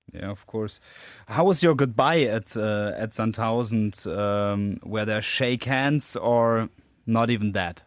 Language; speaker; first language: English; non-native, fluent; German